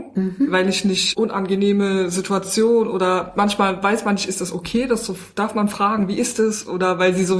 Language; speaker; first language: German; native; German